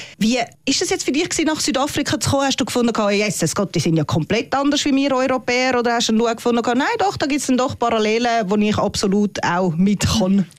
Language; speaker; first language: German; native; German